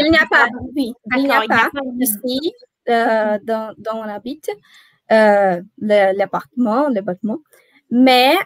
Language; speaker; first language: French; non-native, learner; Portuguese